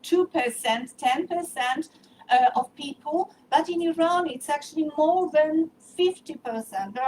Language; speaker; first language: English; non-native, fluent; Polish